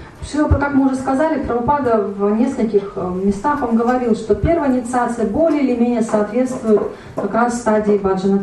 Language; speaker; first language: Russian; native; Russian